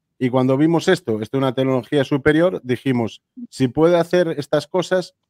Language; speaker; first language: Spanish; native; Spanish